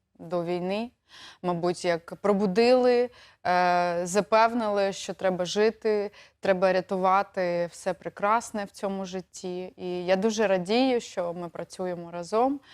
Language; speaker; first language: Ukrainian; native; Ukrainian